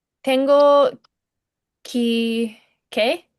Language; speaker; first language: Spanish; non-native, learner; English